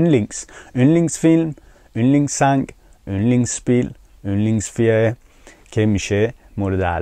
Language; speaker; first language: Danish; non-native, fluent; Persian